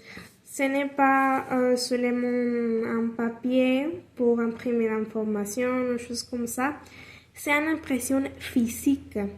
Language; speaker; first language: French; non-native, learner; Spanish